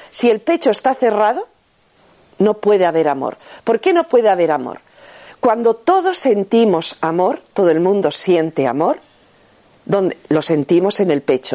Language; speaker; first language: Spanish; native; Spanish